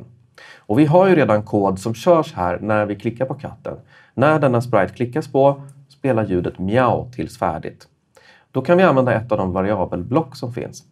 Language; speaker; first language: Swedish; native; Swedish